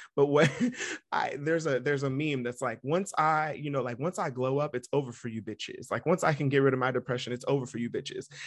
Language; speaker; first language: English; native; English